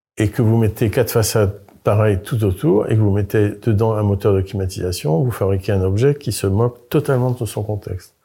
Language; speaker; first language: French; native; French